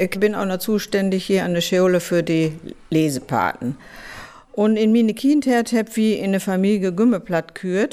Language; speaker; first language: German; native; German